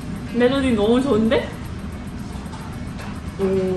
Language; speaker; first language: Korean; non-native, fluent; Vietnamese